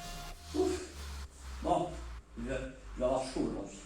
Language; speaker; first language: French; native; French